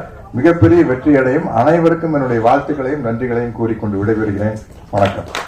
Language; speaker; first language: Tamil; native; Tamil